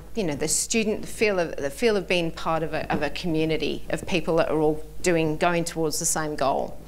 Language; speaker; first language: English; native; English